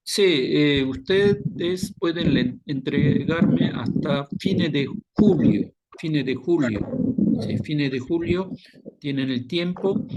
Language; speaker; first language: Spanish; non-native, fluent; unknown